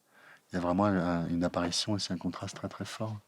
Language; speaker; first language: French; native; French